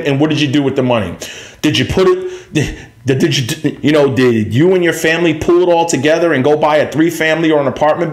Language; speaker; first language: English; native; English